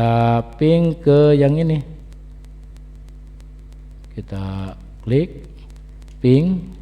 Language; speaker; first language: Indonesian; native; Indonesian